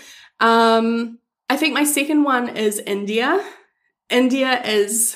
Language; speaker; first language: English; native; English